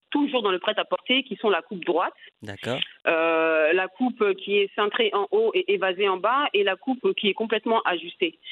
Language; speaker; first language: French; native; French